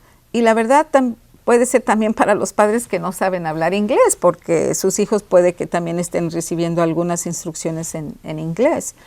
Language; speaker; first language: Spanish; early bilingual, heritage; Spanish